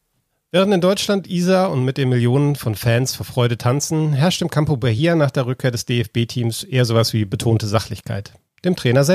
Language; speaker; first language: German; native; German